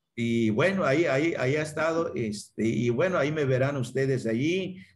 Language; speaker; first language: Spanish; non-native, local second language; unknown